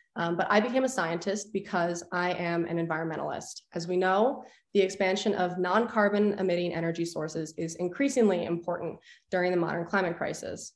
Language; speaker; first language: English; native; English